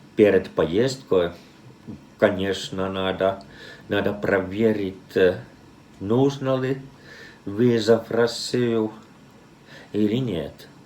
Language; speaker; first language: Russian; non-native, fluent; Finnish